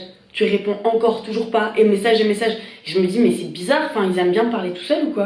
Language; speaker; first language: French; native; French